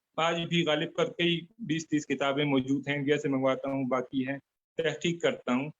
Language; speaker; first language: Urdu; non-native, fluent; Turkmen